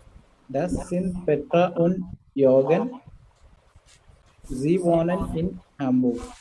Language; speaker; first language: German; non-native, learner; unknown